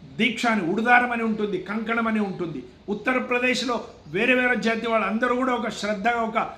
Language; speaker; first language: Telugu; non-native, local second language; Kannada